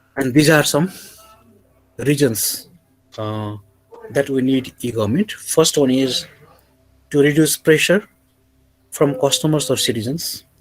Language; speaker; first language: English; non-native, local second language; Nepali